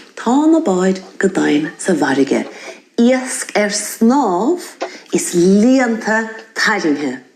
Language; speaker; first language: Irish; native; Irish